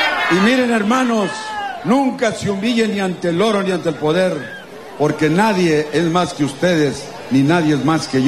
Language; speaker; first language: Spanish; native; Spanish